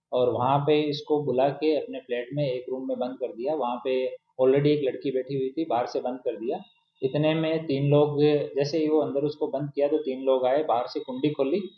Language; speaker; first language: Hindi; non-native, local second language; Gujarati